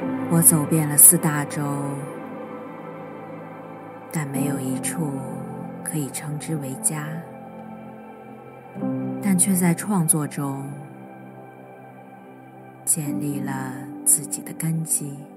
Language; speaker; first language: Chinese; native; Chinese